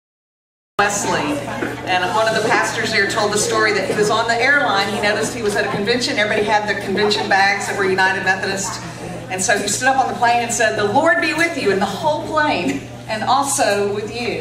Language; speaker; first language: English; native; English